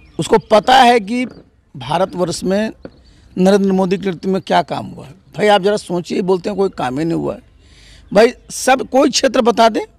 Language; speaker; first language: Hindi; native; Hindi